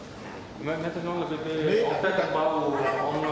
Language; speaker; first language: French; non-native, learner; Vietnamese